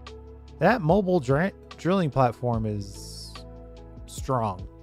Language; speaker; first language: English; native; English